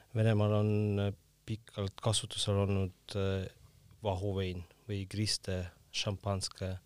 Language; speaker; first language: Estonian; non-native, local second language; Russian